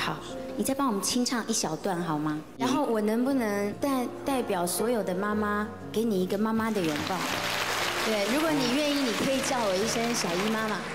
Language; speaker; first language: Chinese; native; Chinese